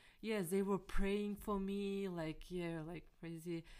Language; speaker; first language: English; non-native, fluent; Kyrgyz